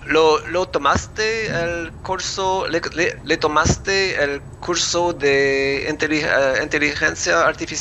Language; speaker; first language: Spanish; non-native, learner; English